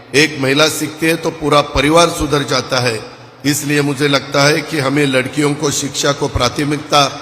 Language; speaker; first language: Hindi; non-native, local second language; Marathi